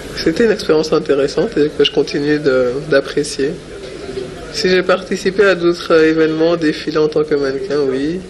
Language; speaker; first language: French; native; French